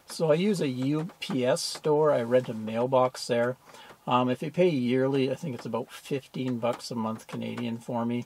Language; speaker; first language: English; native; English